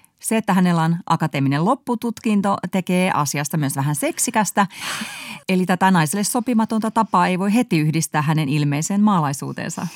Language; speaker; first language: Finnish; native; Finnish